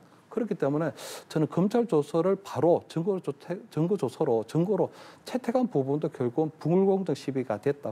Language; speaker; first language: Korean; native; Korean